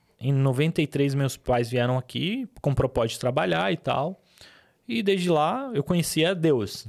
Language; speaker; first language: Portuguese; early bilingual, other home language; Arabic